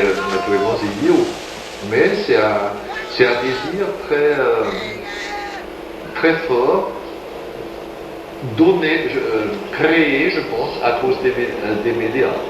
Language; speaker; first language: French; non-native, fluent; German